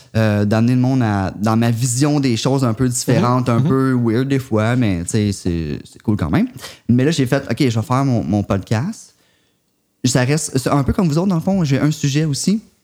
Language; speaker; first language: French; native; French